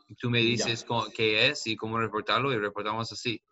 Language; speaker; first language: Spanish; non-native, learner; English